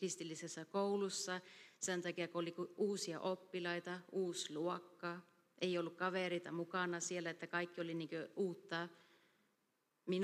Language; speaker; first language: Finnish; early bilingual, heritage; Finnish